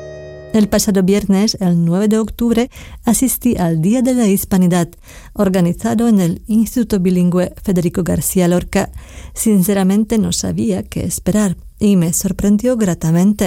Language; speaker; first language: Spanish; non-native, fluent; Slovak